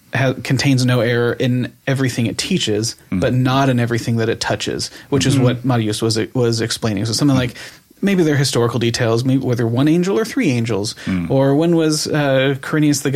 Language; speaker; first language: English; native; English